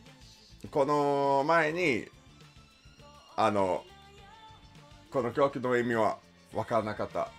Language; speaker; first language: Japanese; non-native, learner; English